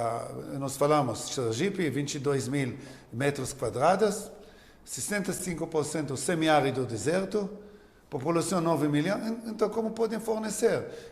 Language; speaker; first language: Portuguese; non-native, learner; Hebrew